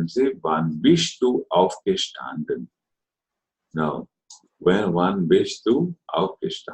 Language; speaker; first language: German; non-native, fluent; Telugu